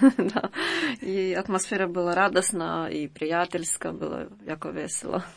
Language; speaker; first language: Croatian; non-native, learner; Ukrainian